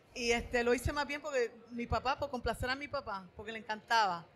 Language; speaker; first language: Spanish; native; Spanish